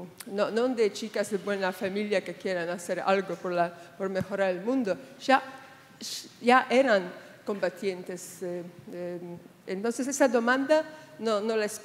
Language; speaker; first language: Spanish; non-native, fluent; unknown